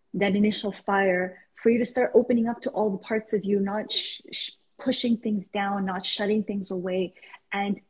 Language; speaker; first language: English; non-native, fluent; Persian